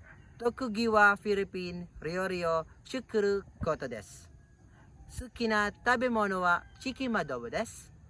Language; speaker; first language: Japanese; non-native, learner; Filipino